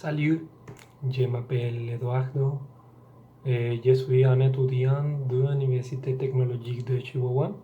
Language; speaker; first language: French; non-native, learner; Spanish